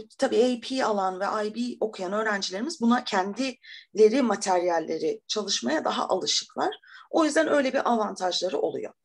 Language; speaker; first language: Turkish; native; Turkish